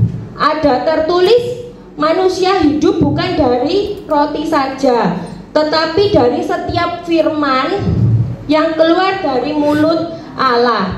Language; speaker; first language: Indonesian; native; Indonesian